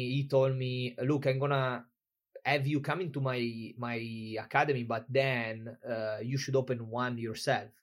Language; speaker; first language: English; non-native, fluent; Italian